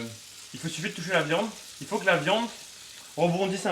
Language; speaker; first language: French; native; French